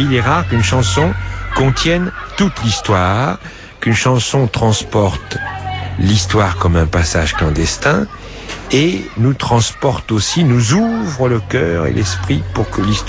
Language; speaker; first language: French; native; French